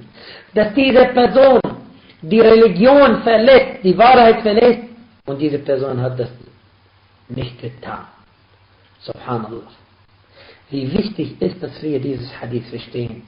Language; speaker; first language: German; non-native, fluent; Arabic